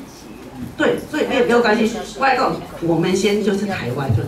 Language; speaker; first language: Chinese; non-native, local second language; Min Nan Chinese